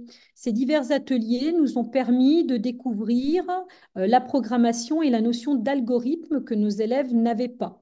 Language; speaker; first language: French; native; French